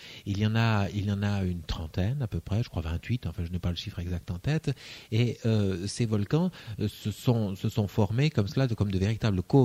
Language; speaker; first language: French; native; French